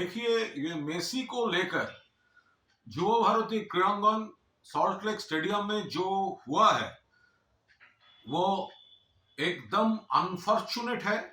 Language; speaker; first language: Hindi; non-native, local second language; Bangla